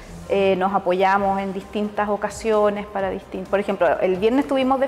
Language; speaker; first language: Spanish; native; Spanish